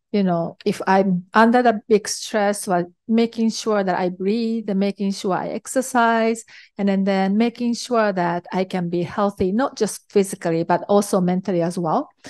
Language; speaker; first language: English; non-native, fluent; Japanese